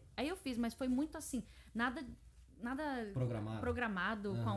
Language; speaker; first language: Portuguese; early bilingual, heritage; Portuguese